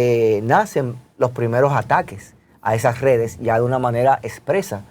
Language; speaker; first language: Spanish; native; Spanish